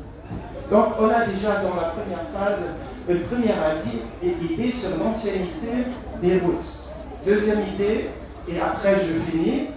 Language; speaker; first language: French; non-native, fluent; German